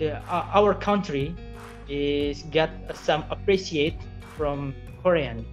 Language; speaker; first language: English; non-native, learner; Indonesian